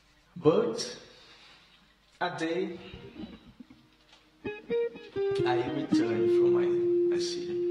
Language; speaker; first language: English; non-native, learner; Portuguese